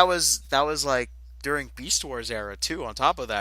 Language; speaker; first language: English; native; English